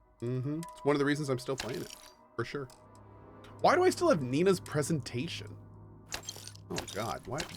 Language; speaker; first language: English; native; English